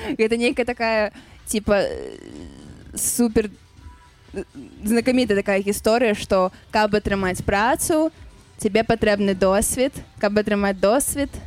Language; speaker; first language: Belarusian; non-native, local second language; Russian